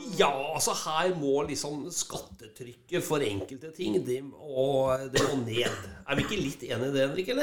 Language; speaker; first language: Norwegian; native; Norwegian